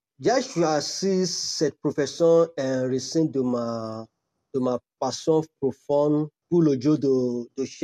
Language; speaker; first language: French; non-native, learner; Yoruba